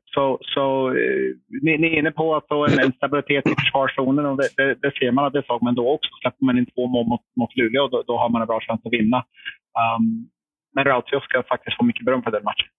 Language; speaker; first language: Swedish; non-native, fluent; English